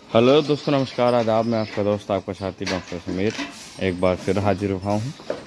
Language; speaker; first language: Hindi; native; Hindi